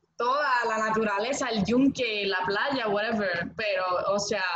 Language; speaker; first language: Spanish; non-native, fluent; Greek